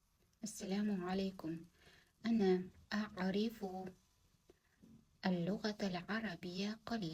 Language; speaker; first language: Arabic; non-native, learner; Kazakh